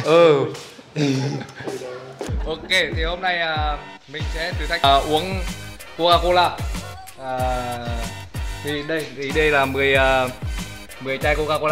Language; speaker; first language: Vietnamese; non-native, learner; Portuguese